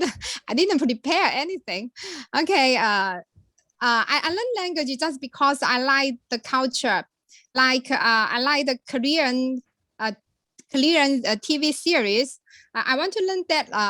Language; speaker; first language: English; non-native, learner; Chinese